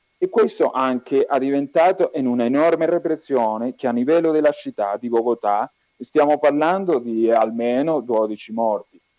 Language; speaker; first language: Italian; non-native, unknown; Spanish